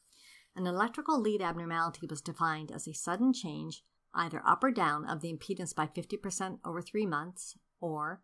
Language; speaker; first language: English; native; English